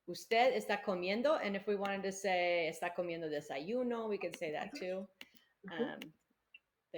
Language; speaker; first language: Spanish; non-native, fluent; English